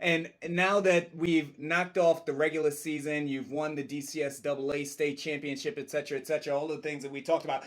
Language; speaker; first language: English; native; English